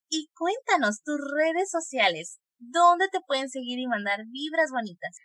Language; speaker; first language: Spanish; native; Spanish